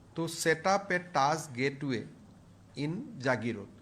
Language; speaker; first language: English; non-native, local second language; Assamese